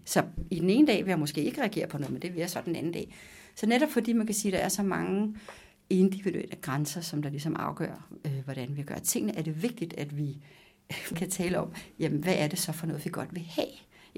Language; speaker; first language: Danish; native; Danish